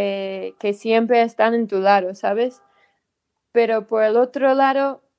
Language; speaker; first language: Spanish; non-native, fluent; English